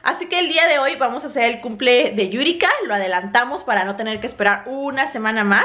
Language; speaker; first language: Spanish; native; Spanish